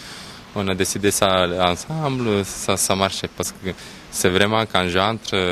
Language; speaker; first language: French; non-native, fluent; Romanian